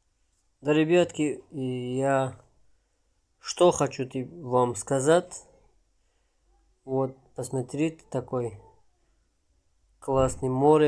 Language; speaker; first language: Russian; non-native, local second language; Tajik